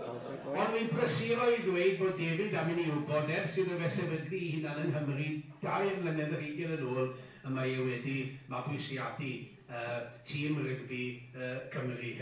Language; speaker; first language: Welsh; native; Welsh